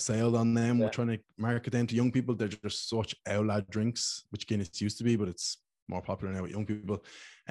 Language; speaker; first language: English; native; English